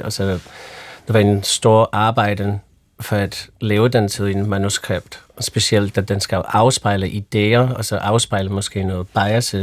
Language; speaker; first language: Danish; non-native, fluent; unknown